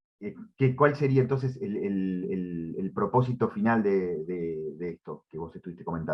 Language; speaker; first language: Spanish; native; Spanish